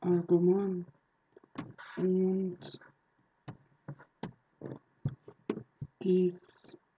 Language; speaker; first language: German; non-native, learner; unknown